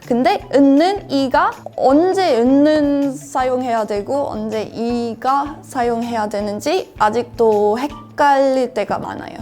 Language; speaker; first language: Korean; non-native, fluent; English